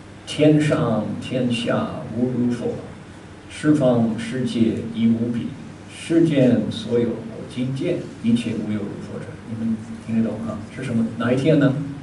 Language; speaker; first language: Chinese; non-native, fluent; English